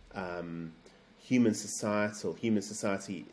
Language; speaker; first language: English; native; English